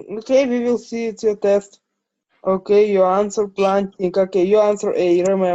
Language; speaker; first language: English; non-native, learner; Ukrainian